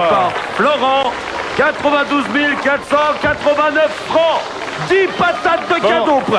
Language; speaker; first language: French; native; French